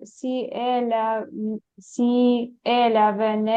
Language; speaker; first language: French; non-native, learner; Ukrainian